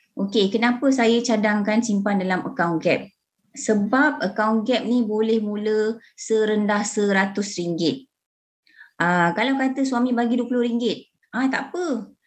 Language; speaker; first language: Malay; native; Malay